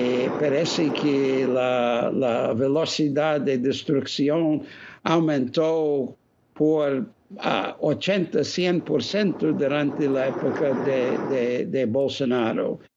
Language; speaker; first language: Spanish; non-native, fluent; English